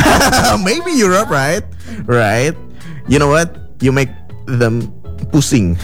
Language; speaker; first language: English; non-native, learner; Indonesian